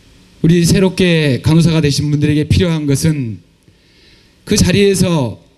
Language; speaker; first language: Korean; native; Korean